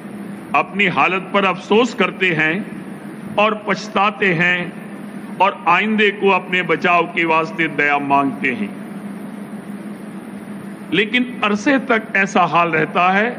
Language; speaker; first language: Hindi; native; Hindi